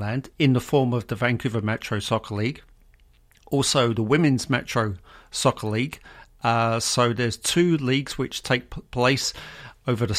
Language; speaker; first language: English; native; English